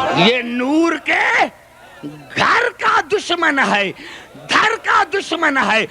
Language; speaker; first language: Urdu; non-native, local second language; Sindhi